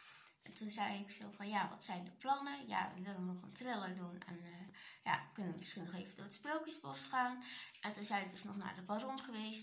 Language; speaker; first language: Dutch; native; Dutch